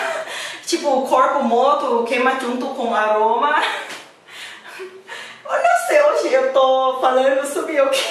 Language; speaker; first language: Portuguese; non-native, learner; Thai